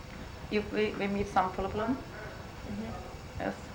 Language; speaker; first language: English; non-native, learner; Chinese